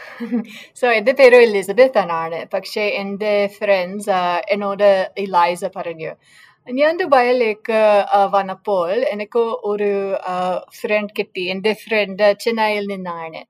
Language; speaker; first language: Malayalam; non-native, learner; English